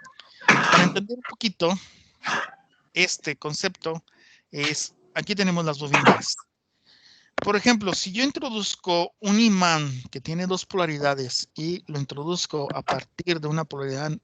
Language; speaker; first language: Spanish; native; Spanish